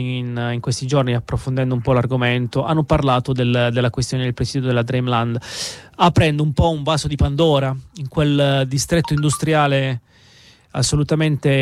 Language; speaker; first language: Italian; native; Italian